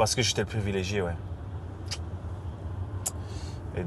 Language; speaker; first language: French; native; French